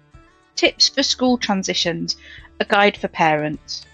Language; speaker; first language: English; native; English